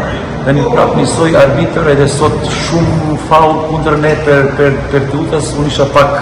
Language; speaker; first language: Albanian; non-native, learner; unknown